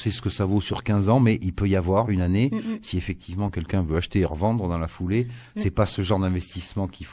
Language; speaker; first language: French; native; French